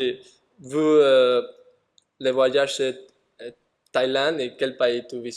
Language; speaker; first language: French; non-native, learner; Spanish